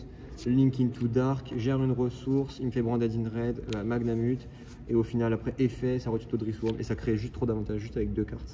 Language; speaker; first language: French; native; French